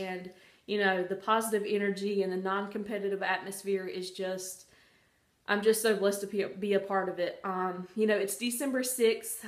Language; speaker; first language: English; native; English